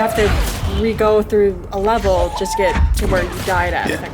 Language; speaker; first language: English; native; English